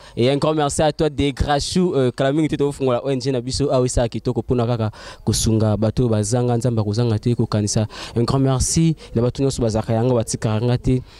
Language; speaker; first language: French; non-native, local second language; Lingala